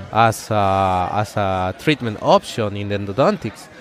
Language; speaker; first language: English; non-native, fluent; Spanish